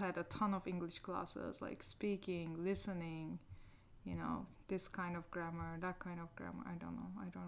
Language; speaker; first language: English; non-native, fluent; Turkish